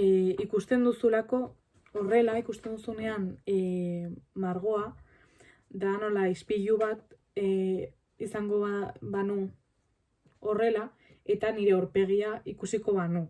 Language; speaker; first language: Basque; non-native, local second language; Spanish